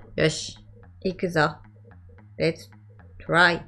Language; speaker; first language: English; non-native, learner; Japanese